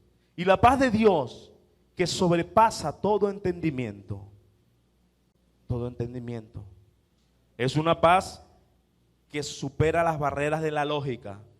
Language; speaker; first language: Spanish; native; Spanish